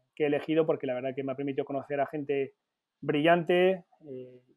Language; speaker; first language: Spanish; early bilingual, heritage; Spanish